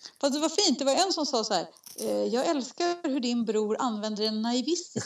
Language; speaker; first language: Swedish; native; Swedish